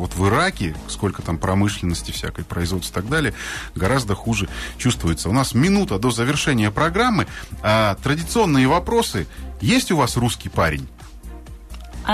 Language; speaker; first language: Russian; native; Russian